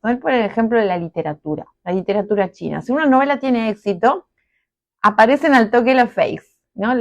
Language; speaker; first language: Spanish; native; Spanish